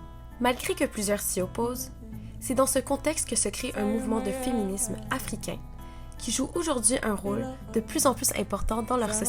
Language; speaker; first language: French; native; French